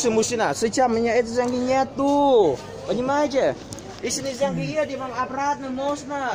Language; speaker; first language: Russian; non-native, learner; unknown